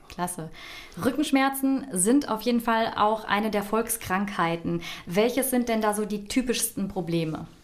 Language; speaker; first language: German; native; German